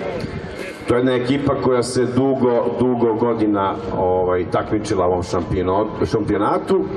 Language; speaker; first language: Bosnian; native; Bosnian